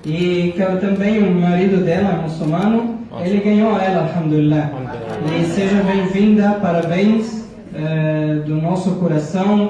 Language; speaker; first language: Portuguese; non-native, fluent; Arabic